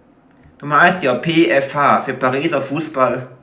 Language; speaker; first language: German; native; German